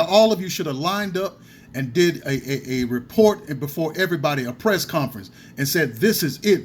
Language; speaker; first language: English; native; English